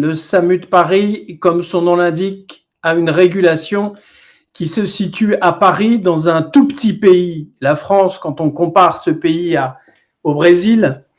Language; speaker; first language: French; native; French